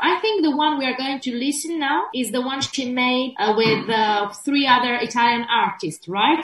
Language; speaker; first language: English; non-native, fluent; Italian